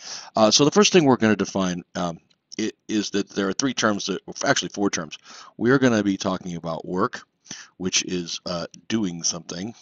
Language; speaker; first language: English; native; English